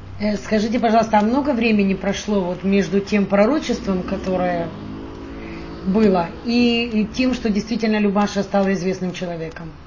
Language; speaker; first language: Russian; native; Russian